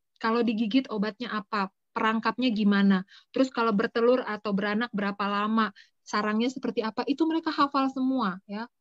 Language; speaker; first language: Indonesian; native; Indonesian